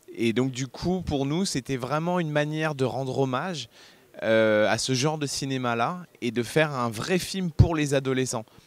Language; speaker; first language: French; native; French